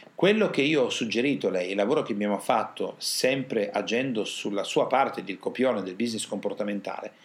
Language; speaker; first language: Italian; native; Italian